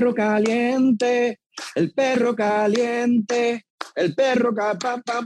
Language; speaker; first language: Spanish; early bilingual, heritage; Spanish